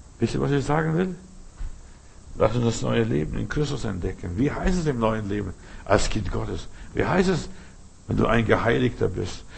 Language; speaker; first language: German; early bilingual, other home language; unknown